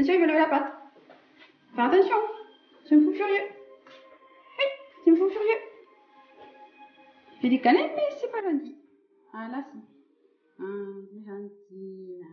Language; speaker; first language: French; native; French